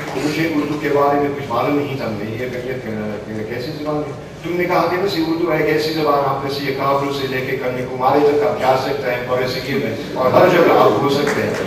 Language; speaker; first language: Urdu; non-native, fluent; English